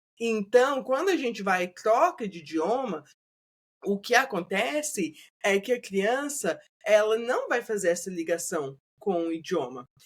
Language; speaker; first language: Portuguese; native; Portuguese